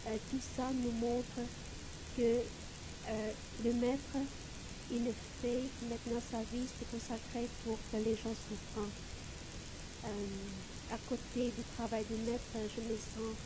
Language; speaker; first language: French; non-native, fluent; Vietnamese